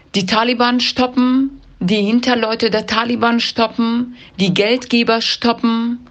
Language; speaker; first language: German; early bilingual, other home language; Persian